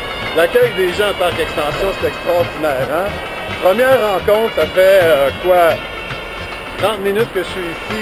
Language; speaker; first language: French; native; French